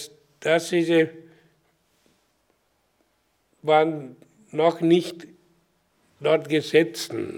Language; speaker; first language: German; non-native, learner; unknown